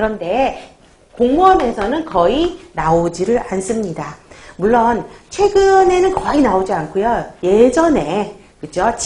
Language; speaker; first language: Korean; native; Korean